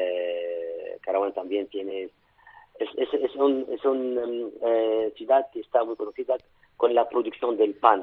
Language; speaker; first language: Spanish; non-native, fluent; Arabic